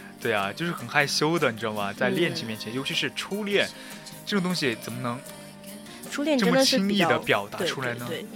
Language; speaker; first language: Chinese; native; Chinese